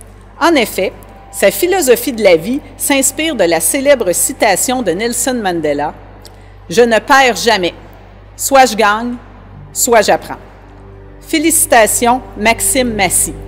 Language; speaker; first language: French; native; French